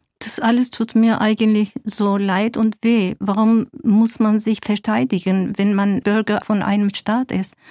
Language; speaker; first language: German; non-native, fluent; Zaza